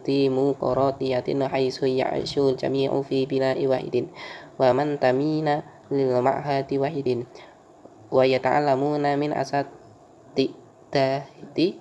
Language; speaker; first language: Arabic; non-native, learner; Indonesian